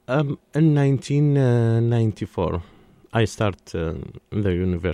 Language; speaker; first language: English; non-native, learner; Arabic